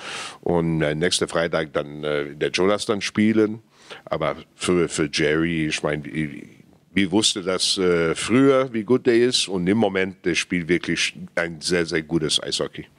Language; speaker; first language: German; non-native, fluent; English